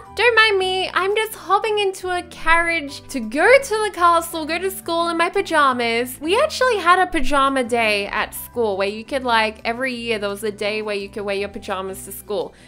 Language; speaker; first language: English; native; English